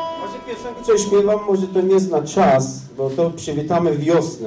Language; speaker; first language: Polish; non-native, learner; Persian